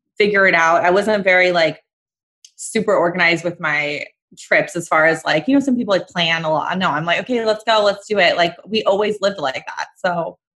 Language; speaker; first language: English; native; English